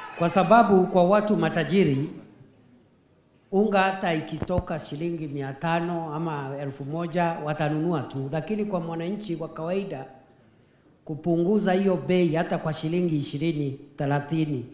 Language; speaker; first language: Swahili; non-native, local second language; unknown